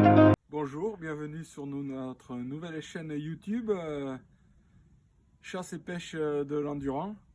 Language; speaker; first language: French; native; French